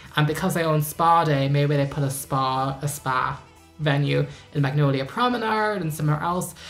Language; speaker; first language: English; native; English